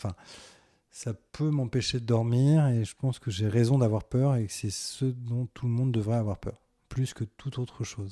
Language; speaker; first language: French; native; French